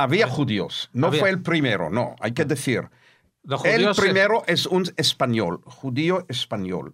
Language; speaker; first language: Spanish; non-native, fluent; Hebrew